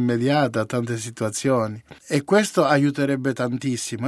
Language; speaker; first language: Italian; native; Italian